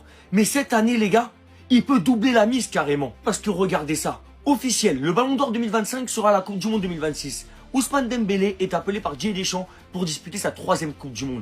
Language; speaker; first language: French; native; French